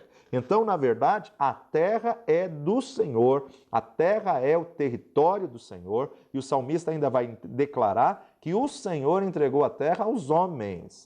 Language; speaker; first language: Portuguese; native; Portuguese